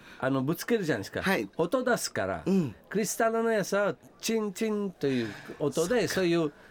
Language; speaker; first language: Japanese; non-native, fluent; Italian